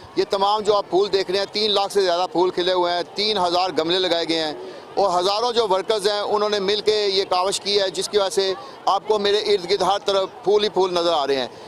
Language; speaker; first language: Urdu; non-native, local second language; Punjabi